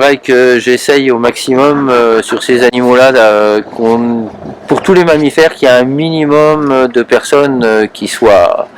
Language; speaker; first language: French; native; French